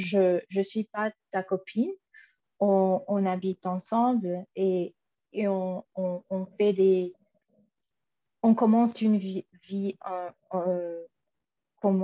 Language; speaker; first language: French; non-native, fluent; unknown